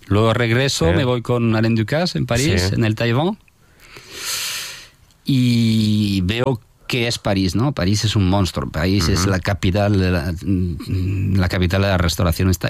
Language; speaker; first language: Spanish; non-native, fluent; French